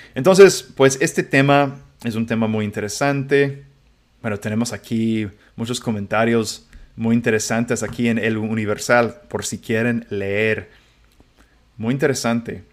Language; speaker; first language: Spanish; non-native, fluent; English